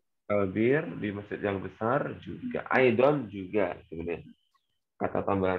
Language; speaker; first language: Indonesian; native; Indonesian